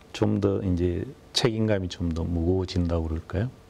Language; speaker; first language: Korean; native; Korean